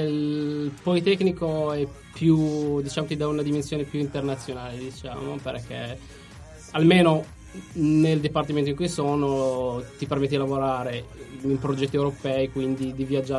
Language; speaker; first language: Italian; non-native, fluent; Arabic